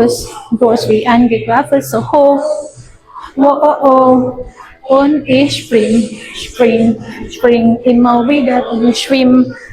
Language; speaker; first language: German; non-native, learner; Indonesian